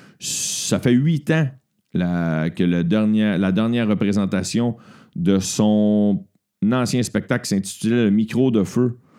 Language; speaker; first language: French; native; French